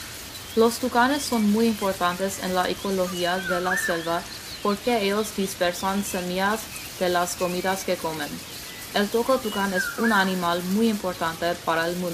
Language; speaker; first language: Spanish; non-native, learner; English